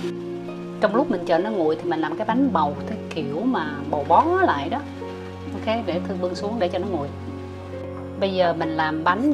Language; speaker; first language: Vietnamese; native; Vietnamese